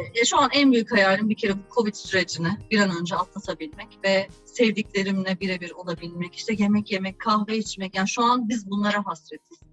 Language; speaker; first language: Turkish; native; Turkish